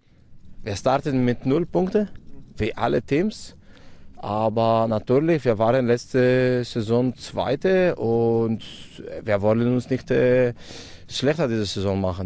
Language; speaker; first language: German; non-native, fluent; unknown